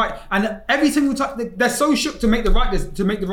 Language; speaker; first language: English; native; English